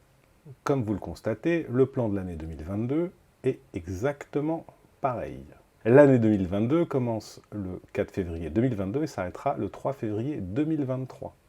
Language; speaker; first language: French; native; French